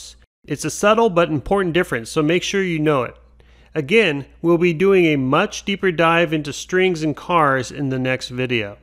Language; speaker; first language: English; native; English